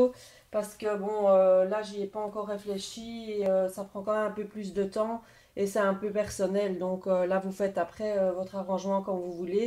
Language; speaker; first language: French; native; French